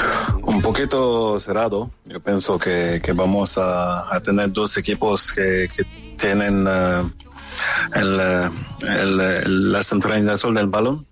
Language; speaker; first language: Spanish; non-native, fluent; French